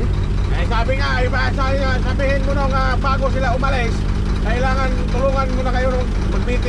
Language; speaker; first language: Filipino; non-native, local second language; Cebuano